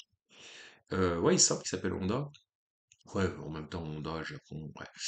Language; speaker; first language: French; native; French